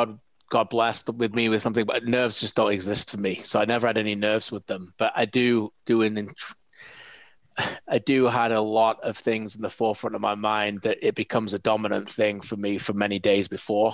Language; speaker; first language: English; native; English